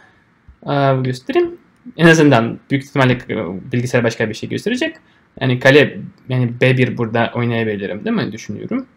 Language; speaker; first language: Turkish; non-native, fluent; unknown